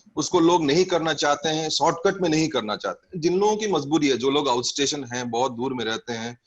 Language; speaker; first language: Hindi; non-native, local second language; Bangla